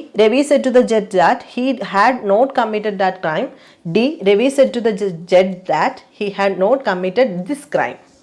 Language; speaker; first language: English; non-native, local second language; Malayalam